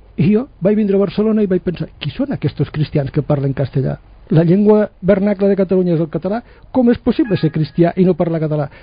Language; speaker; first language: Catalan; native; Catalan